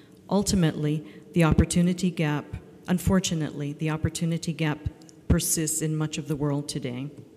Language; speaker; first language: English; native; English